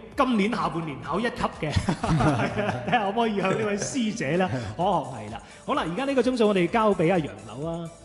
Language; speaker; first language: Cantonese; native; Cantonese